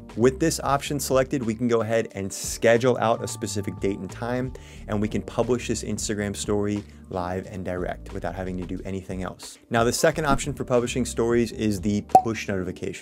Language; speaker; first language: English; native; English